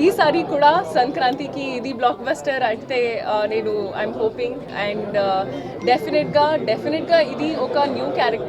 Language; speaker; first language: Telugu; non-native, learner; Hindi